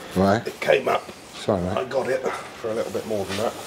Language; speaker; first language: English; native; English